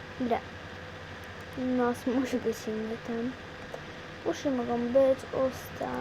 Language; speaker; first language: Polish; native; Polish